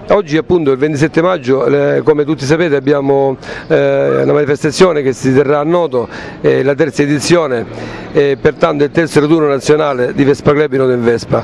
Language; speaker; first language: Italian; native; Italian